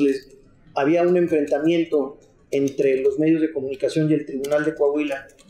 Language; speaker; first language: Spanish; native; Spanish